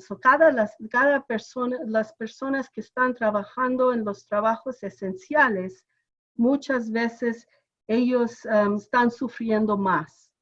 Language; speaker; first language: Spanish; non-native, fluent; English